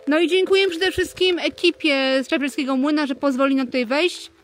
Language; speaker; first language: Polish; native; Polish